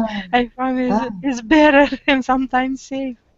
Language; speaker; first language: English; non-native, learner; Romanian